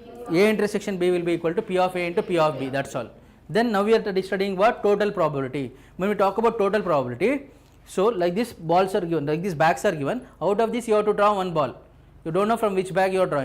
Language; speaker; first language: English; non-native, local second language; Telugu